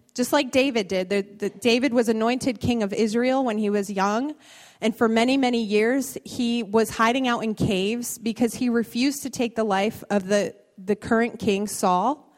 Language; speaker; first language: English; native; English